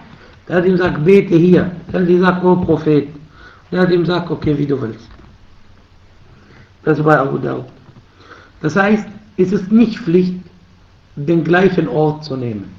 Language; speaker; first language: German; non-native, fluent; Arabic